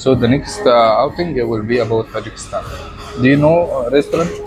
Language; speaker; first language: English; non-native, fluent; Arabic